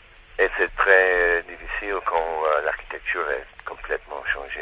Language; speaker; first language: French; non-native, learner; Czech